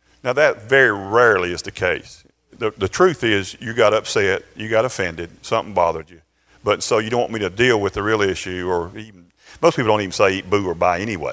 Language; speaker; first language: English; native; English